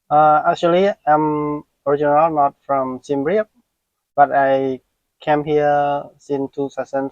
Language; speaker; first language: English; non-native, learner; Khmer